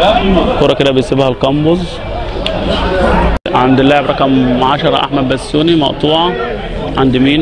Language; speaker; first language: Arabic; native; Arabic